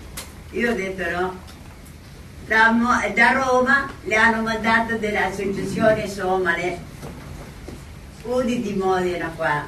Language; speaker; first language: Italian; non-native, local second language; Somali